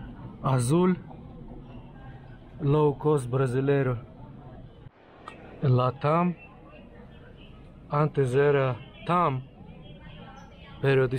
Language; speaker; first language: Portuguese; non-native, learner; Spanish